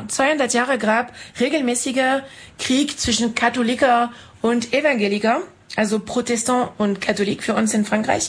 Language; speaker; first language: German; non-native, fluent; French